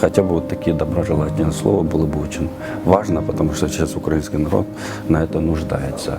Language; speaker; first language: Russian; non-native, local second language; Kyrgyz